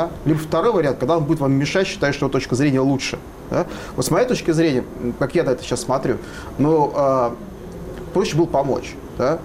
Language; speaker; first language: Russian; native; Russian